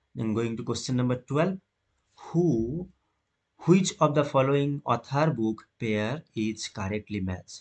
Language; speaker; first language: English; non-native, local second language; Bangla